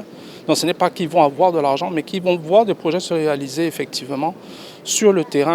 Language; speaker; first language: French; non-native, local second language; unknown